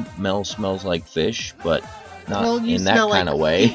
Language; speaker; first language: English; native; English